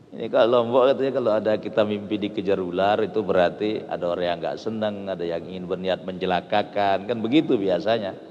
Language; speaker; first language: Indonesian; non-native, local second language; Sasak